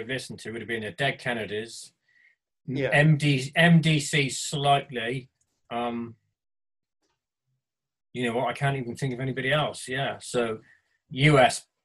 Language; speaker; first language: English; native; English